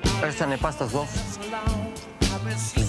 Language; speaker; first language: German; non-native, learner; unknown